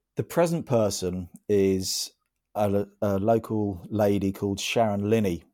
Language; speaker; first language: English; native; English